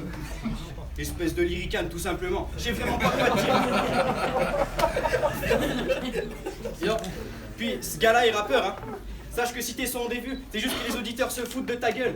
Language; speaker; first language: French; native; French